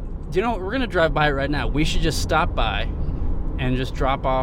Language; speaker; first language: English; native; English